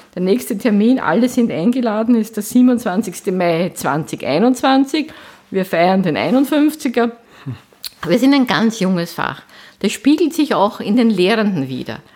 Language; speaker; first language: German; native; German